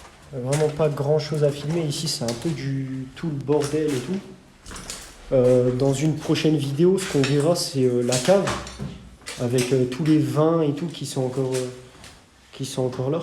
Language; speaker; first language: French; native; French